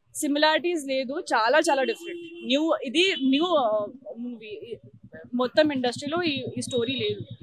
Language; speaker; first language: Telugu; non-native, learner; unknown